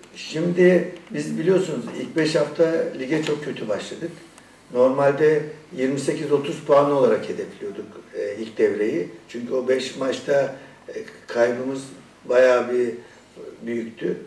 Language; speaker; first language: Turkish; non-native, fluent; Persian